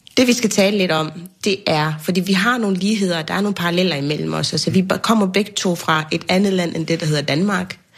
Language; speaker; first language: Danish; early bilingual, other home language; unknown